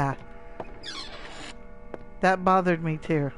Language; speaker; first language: English; native; English